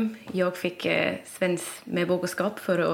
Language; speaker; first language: Swedish; non-native, fluent; English